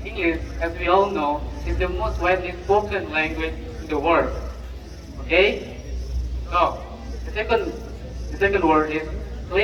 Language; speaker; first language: English; non-native, learner; Indonesian